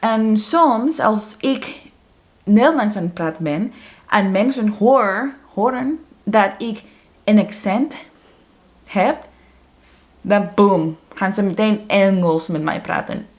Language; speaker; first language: Dutch; non-native, fluent; Spanish